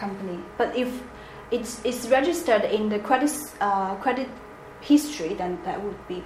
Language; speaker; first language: English; non-native, fluent; Chinese